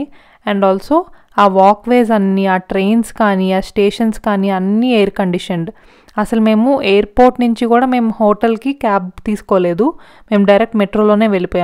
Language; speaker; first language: Telugu; native; Telugu